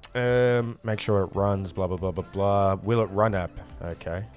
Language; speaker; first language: English; native; English